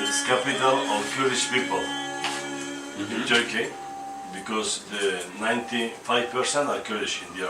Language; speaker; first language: English; non-native, fluent; Kurdish